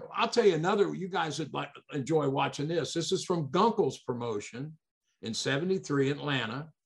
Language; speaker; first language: English; native; English